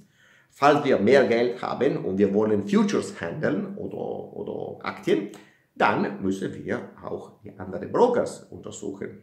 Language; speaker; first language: German; non-native, fluent; Italian